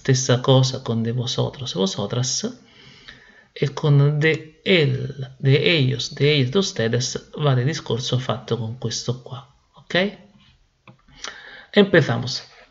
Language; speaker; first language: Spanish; non-native, fluent; Italian